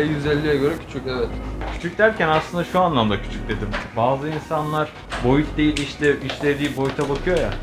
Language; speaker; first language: Turkish; native; Turkish